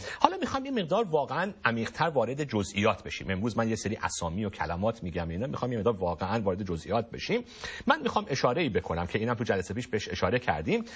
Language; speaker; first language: Persian; native; Persian